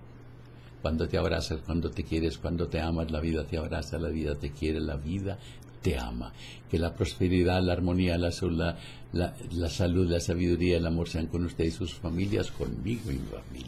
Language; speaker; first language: Spanish; native; Spanish